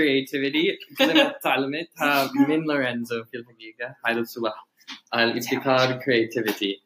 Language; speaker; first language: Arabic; non-native, learner; English